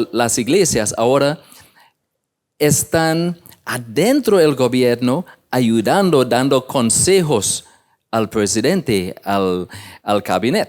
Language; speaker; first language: Spanish; non-native, learner; English